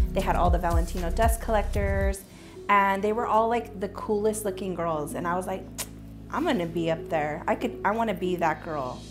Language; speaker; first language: English; native; English